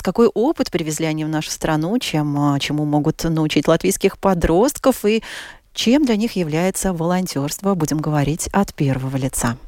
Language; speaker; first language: Russian; native; Russian